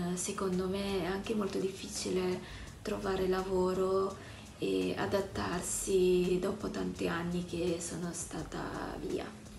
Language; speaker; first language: Italian; early bilingual, other home language; Filipino